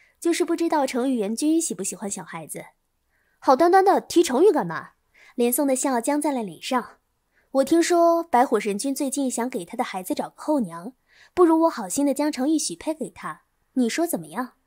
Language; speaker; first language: Chinese; native; Chinese